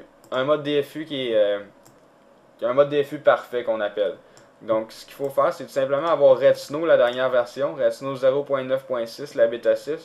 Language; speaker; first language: French; native; French